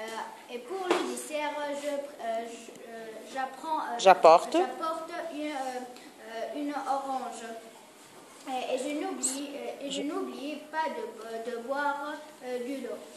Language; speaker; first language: French; non-native, learner; Arabic